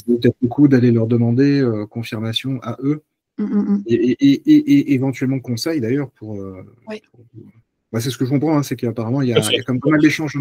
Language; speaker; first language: French; native; French